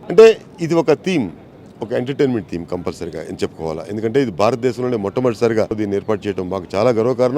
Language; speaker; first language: Telugu; native; Telugu